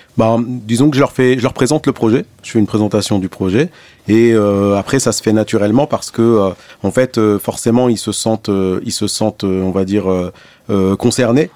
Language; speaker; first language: French; non-native, local second language; Arabic